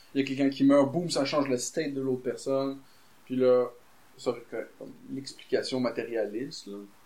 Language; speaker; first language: French; native; French